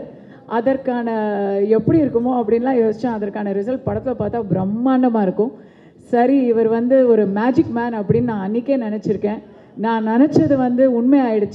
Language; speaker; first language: Tamil; native; Tamil